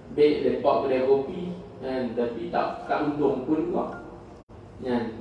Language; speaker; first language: Malay; native; Malay